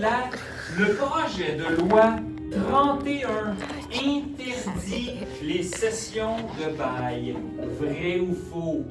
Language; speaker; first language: French; native; French